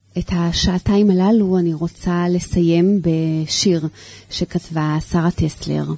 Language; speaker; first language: Hebrew; native; Hebrew